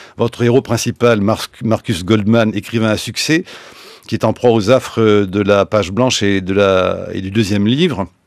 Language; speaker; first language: French; native; French